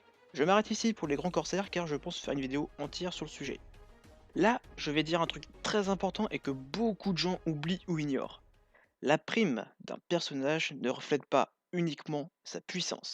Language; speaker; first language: French; native; French